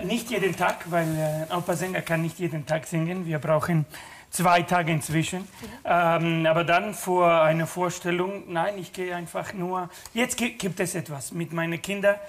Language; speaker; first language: German; non-native, fluent; Spanish